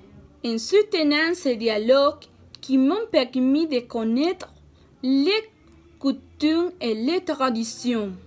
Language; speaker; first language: French; non-native, learner; Spanish